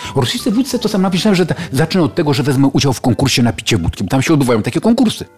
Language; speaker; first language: Polish; native; Polish